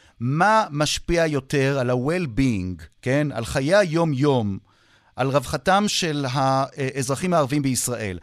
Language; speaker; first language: Hebrew; native; Hebrew